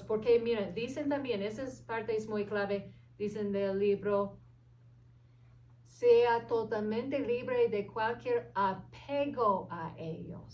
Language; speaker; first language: Spanish; non-native, fluent; English